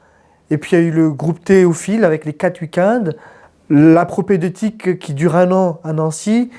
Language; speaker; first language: French; non-native, local second language; Malagasy